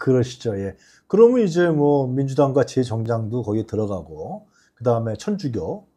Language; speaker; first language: Korean; native; Korean